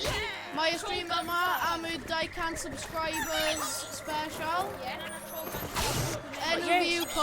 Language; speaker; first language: Welsh; non-native, local second language; English